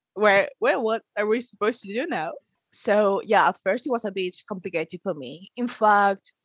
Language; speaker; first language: English; non-native, fluent; Spanish